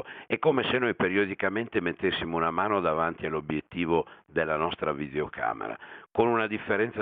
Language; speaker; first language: Italian; native; Italian